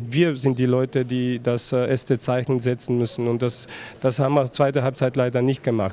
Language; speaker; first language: German; non-native, fluent; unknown